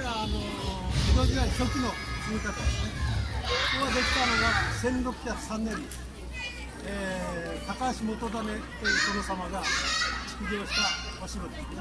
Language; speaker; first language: Japanese; native; Japanese